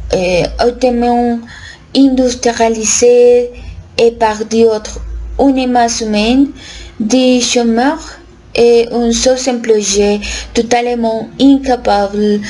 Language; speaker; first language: French; non-native, learner; Spanish